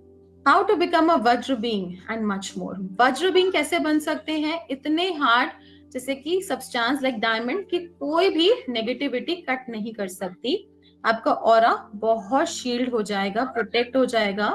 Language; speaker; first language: Hindi; native; Hindi